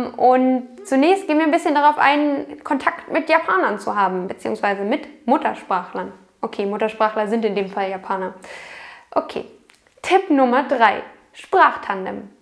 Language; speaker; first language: German; native; German